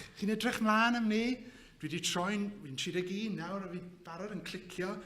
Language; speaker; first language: Welsh; native; Welsh